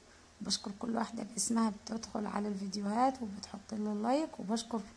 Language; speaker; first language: Arabic; native; Arabic